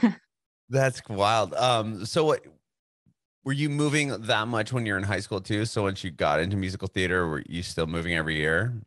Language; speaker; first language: English; native; English